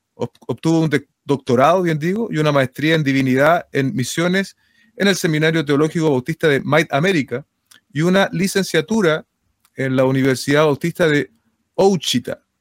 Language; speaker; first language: Spanish; native; Spanish